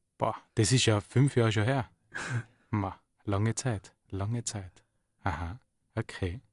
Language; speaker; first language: German; native; German